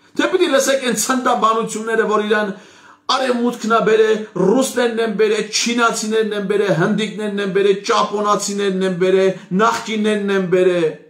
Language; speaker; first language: Armenian; native; Armenian